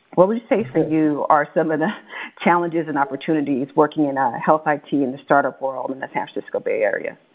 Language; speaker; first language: English; native; English